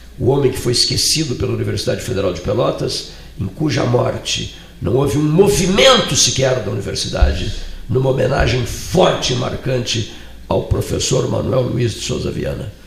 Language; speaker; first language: Portuguese; native; Portuguese